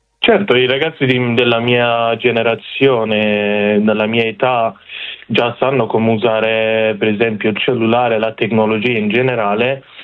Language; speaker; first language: Italian; non-native, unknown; Persian